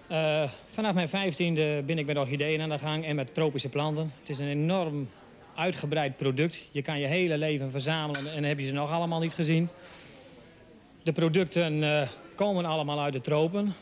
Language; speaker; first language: Dutch; native; Dutch